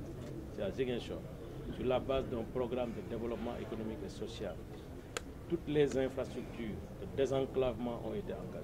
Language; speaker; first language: French; non-native, local second language; Wolof